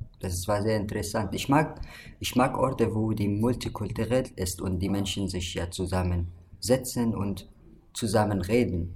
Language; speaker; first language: German; non-native, fluent; Arabic